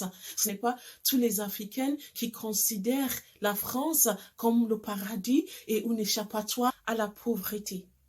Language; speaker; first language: French; non-native, fluent; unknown